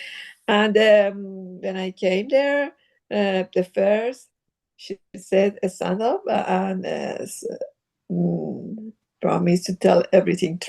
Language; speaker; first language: English; non-native, learner; Persian